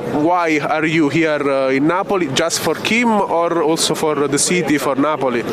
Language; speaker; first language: English; non-native, fluent; Italian